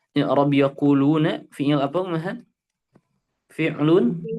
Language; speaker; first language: Arabic; non-native, fluent; Indonesian